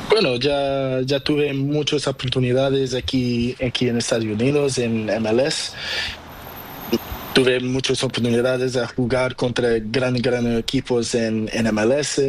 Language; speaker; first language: Spanish; non-native, learner; Portuguese